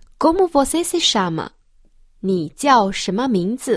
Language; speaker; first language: Portuguese; non-native, fluent; Chinese